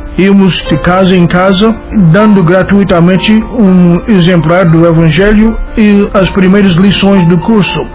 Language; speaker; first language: Portuguese; non-native, fluent; English